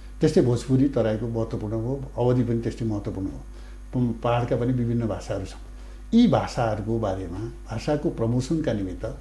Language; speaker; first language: Nepali; native; Nepali